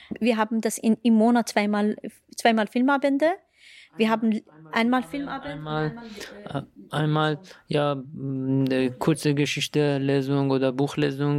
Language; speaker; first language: German; non-native, learner; Persian